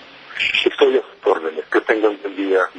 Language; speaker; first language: Spanish; native; Spanish